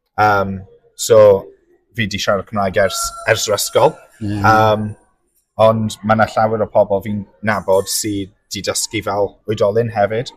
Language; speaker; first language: Welsh; non-native, local second language; English